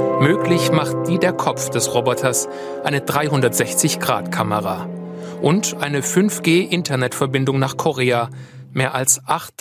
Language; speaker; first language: German; native; German